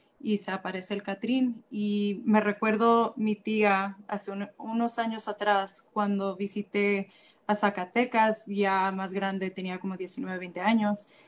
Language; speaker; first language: Spanish; early bilingual, heritage; Spanish